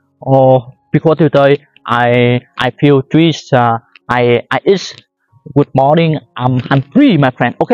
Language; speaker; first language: English; non-native, learner; Vietnamese